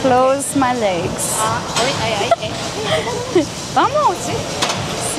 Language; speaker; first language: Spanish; non-native, learner; English